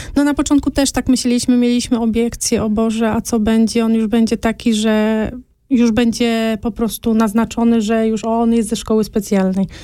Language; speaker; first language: Polish; native; Polish